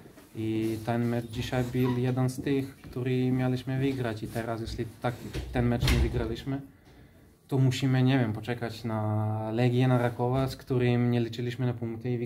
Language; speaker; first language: Polish; non-native, fluent; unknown